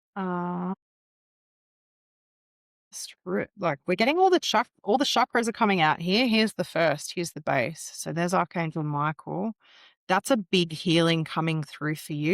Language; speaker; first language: English; native; English